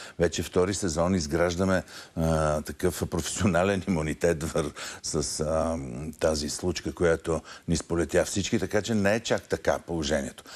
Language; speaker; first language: Bulgarian; native; Bulgarian